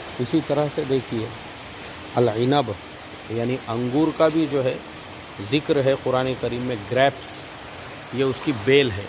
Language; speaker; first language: Hindi; native; Hindi